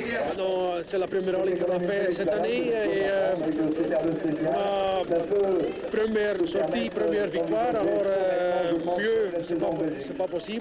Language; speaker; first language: French; non-native, local second language; Dutch